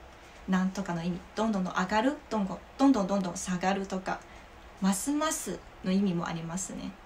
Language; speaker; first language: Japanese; non-native, learner; Chinese